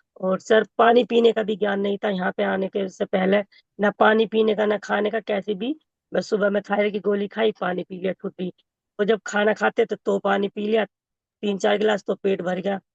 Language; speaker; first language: Hindi; native; Hindi